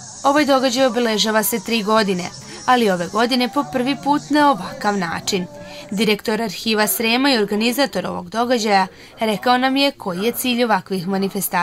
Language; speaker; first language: Serbian; native; Serbian